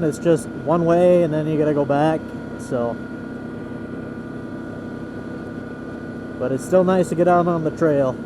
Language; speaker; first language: English; native; English